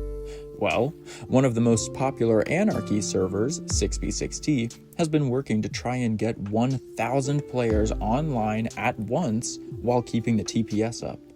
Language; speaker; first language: English; native; English